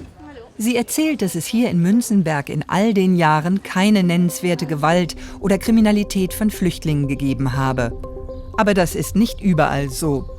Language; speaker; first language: German; native; German